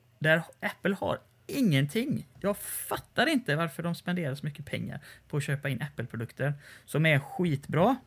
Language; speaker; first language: Swedish; native; Swedish